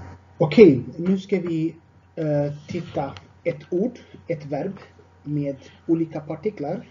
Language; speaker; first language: Swedish; non-native, fluent; Tigrinya